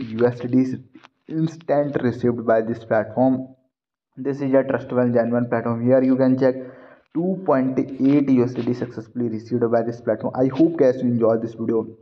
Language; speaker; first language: English; non-native, learner; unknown